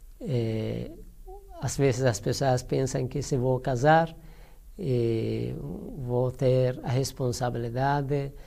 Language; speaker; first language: Portuguese; non-native, learner; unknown